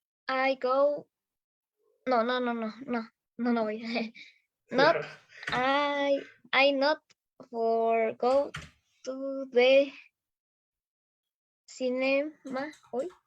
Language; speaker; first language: English; non-native, learner; Spanish